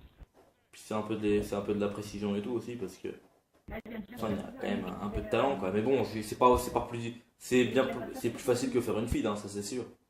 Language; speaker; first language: French; native; French